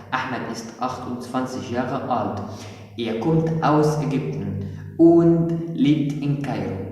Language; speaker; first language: German; non-native, fluent; Arabic